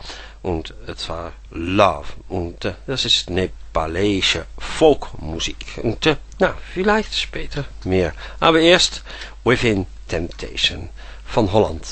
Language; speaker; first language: German; non-native, fluent; Dutch